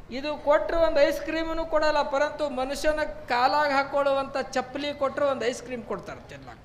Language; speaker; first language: Kannada; native; Kannada